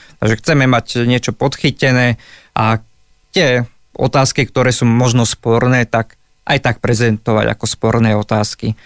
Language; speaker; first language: Slovak; native; Slovak